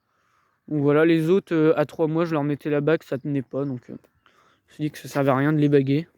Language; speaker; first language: French; native; French